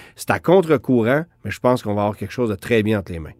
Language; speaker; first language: French; native; French